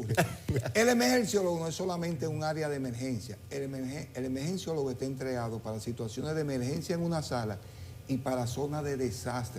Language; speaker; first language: Spanish; native; Spanish